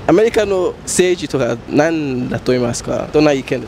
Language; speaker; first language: Japanese; non-native, learner; English